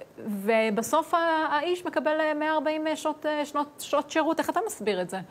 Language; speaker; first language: Hebrew; native; Hebrew